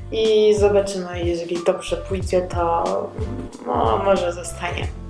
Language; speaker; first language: Polish; non-native, learner; Georgian